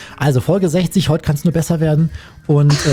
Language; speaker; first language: German; native; German